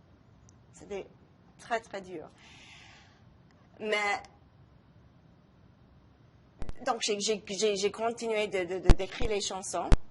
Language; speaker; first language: French; non-native, local second language; English